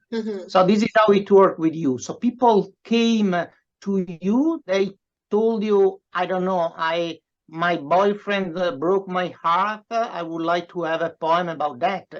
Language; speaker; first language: English; non-native, fluent; Italian